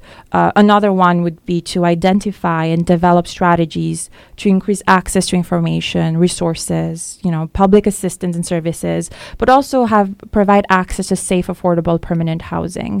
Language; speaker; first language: English; non-native, fluent; French